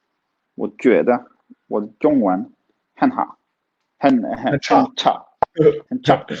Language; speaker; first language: Chinese; non-native, learner; Swedish